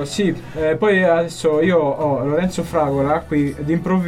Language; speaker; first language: Italian; native; Italian